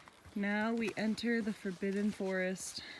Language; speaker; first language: English; native; English